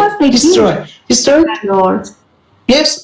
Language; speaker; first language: English; non-native, learner; Persian